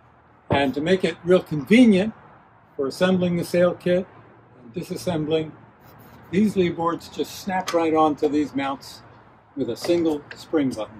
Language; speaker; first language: English; native; English